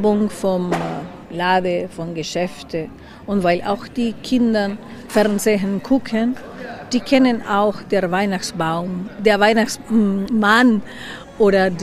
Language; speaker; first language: German; non-native, learner; Spanish